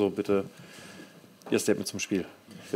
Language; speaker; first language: German; native; German